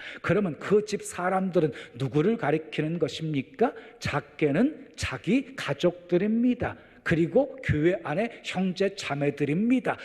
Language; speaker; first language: Korean; native; Korean